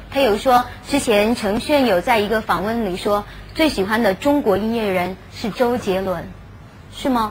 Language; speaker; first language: Chinese; native; Chinese